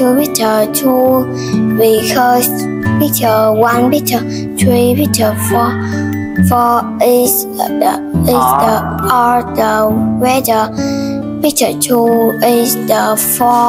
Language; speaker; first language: English; non-native, learner; Vietnamese